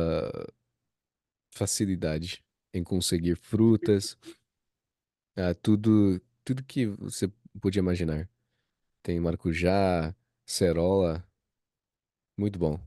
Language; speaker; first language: Portuguese; non-native, fluent; English